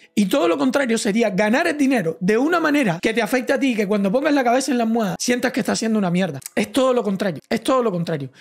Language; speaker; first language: Spanish; native; Spanish